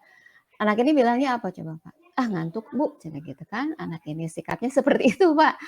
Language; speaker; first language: Indonesian; non-native, local second language; Sundanese